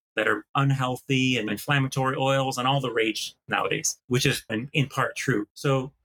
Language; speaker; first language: English; native; English